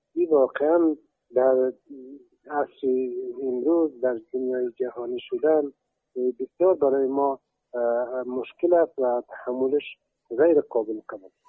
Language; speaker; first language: Persian; native; Persian